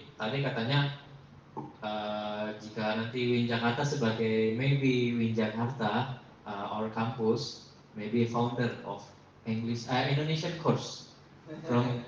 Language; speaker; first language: English; non-native, learner; Indonesian